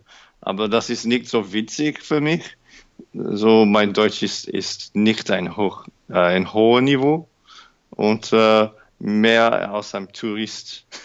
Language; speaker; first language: German; non-native, learner; English